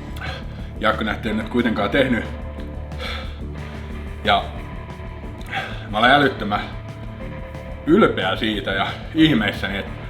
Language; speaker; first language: Finnish; native; Finnish